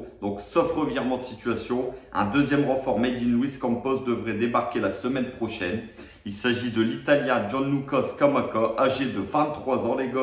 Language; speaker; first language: French; native; French